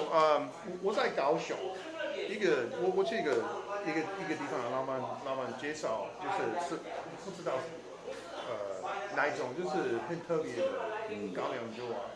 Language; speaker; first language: Chinese; non-native, learner; English